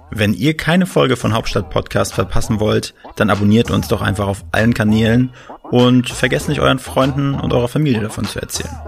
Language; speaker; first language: German; native; German